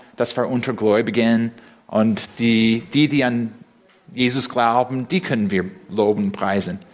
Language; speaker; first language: German; non-native, fluent; English